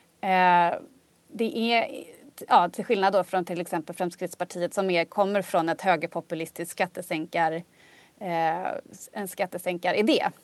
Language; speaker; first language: Swedish; native; Swedish